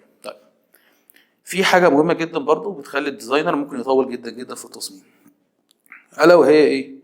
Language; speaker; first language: Arabic; native; Arabic